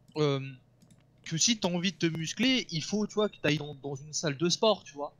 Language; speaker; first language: French; native; French